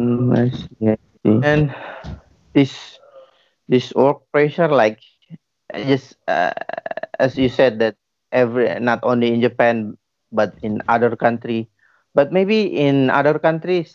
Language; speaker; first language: English; non-native, learner; Indonesian